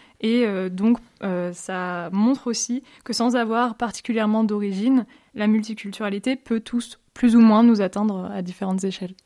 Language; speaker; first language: French; native; French